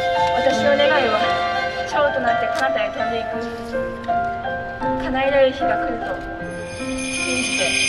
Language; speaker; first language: Japanese; native; Japanese